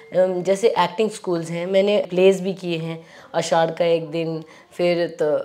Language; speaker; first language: Hindi; native; Hindi